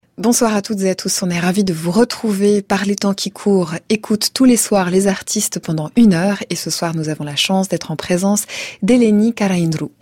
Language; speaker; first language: French; native; French